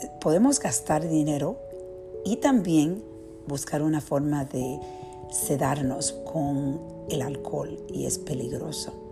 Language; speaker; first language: Spanish; early bilingual, heritage; Spanish